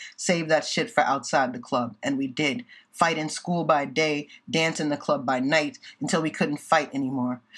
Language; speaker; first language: English; native; English